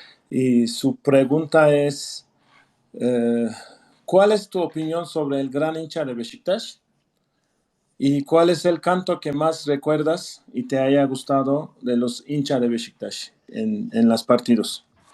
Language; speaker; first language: Spanish; non-native, fluent; Turkish